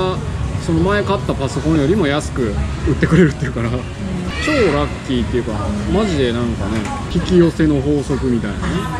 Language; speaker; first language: Japanese; native; Japanese